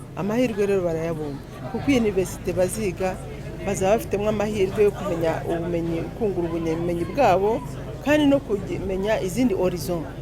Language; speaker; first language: Kinyarwanda; native; Kinyarwanda